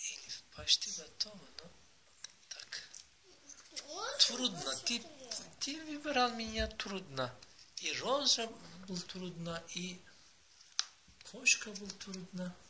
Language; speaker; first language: Russian; non-native, learner; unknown